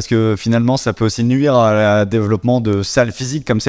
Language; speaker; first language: French; native; French